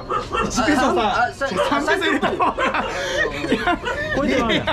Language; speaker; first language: Japanese; native; Japanese